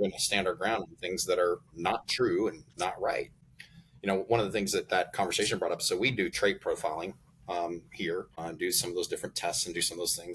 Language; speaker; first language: English; native; English